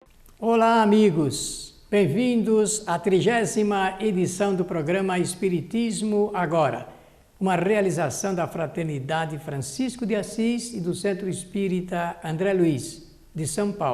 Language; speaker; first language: Portuguese; native; Portuguese